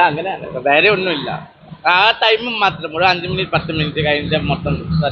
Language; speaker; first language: Malayalam; non-native, local second language; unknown